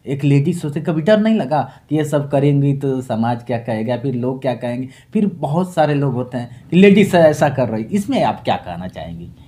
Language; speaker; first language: Hindi; native; Hindi